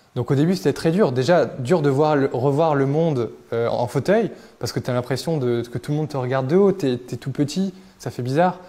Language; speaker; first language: French; native; French